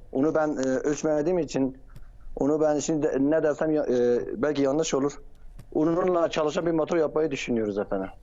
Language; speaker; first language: Turkish; non-native, local second language; Kurdish